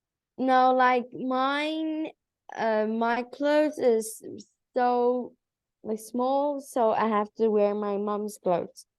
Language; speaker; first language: English; non-native, learner; Vietnamese